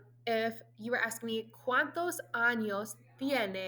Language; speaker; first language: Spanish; non-native, fluent; English